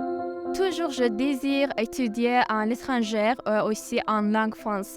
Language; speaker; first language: French; non-native, learner; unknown